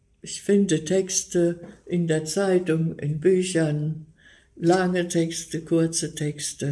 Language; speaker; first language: German; native; German